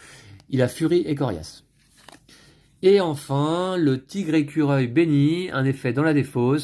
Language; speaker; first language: French; native; French